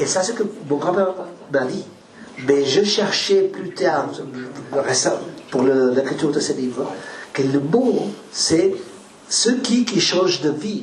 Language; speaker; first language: French; non-native, learner; Spanish